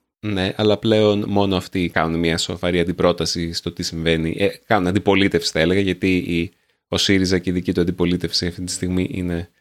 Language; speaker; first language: Greek; native; Greek